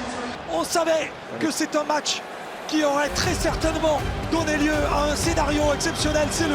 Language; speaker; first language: French; native; French